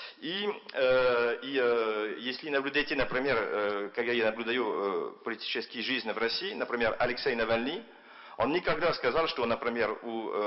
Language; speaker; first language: Russian; non-native, fluent; French